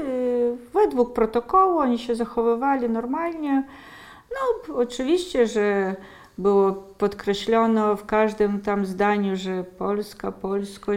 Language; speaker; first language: Polish; early bilingual, heritage; Polish